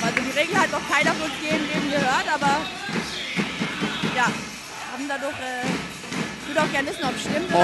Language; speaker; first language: German; native; German